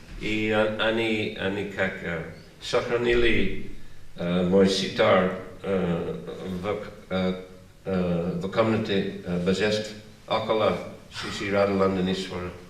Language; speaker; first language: Russian; non-native, fluent; English